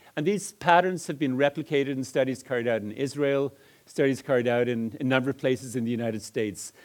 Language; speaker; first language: English; native; English